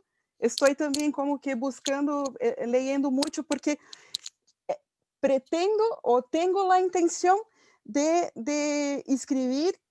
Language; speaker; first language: Spanish; non-native, fluent; Portuguese